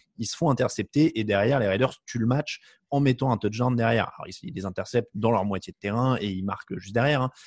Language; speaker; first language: French; native; French